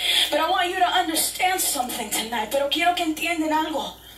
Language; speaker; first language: English; early bilingual, other home language; Spanish